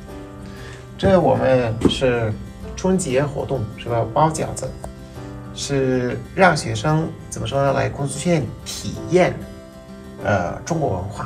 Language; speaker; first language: Chinese; non-native, fluent; Russian